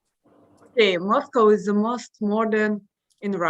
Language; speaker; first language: English; non-native, learner; Russian